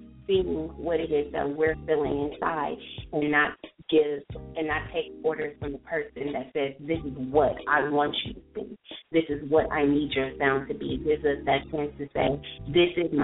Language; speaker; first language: English; native; English